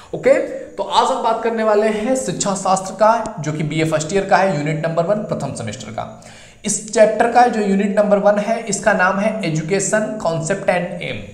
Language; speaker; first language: Hindi; native; Hindi